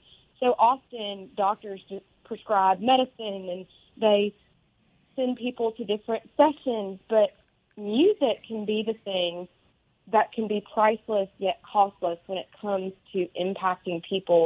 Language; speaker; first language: English; native; English